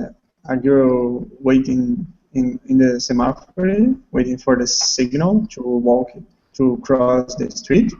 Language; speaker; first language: English; non-native, learner; Portuguese